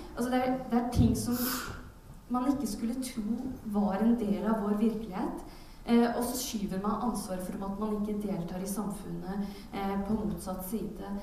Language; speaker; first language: Norwegian; early bilingual, other home language; Urdu